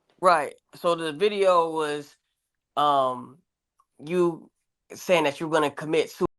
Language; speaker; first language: English; native; English